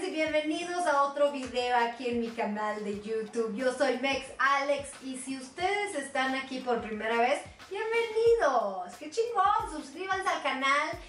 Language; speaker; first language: Spanish; non-native, fluent; Swedish